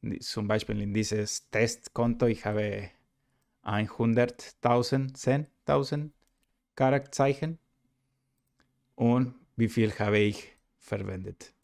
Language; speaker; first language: German; non-native, learner; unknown